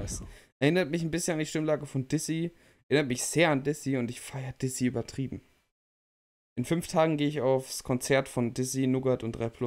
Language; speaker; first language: German; native; German